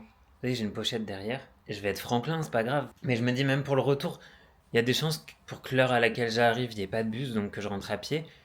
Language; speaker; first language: French; native; French